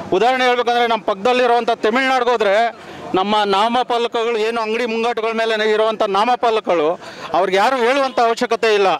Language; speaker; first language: Kannada; native; Kannada